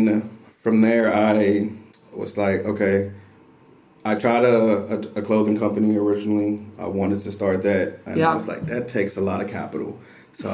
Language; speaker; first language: English; native; English